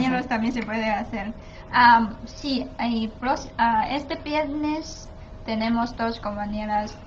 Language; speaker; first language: Spanish; non-native, learner; Chinese